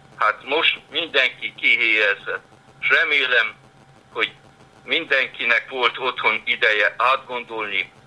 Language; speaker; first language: Hungarian; native; Hungarian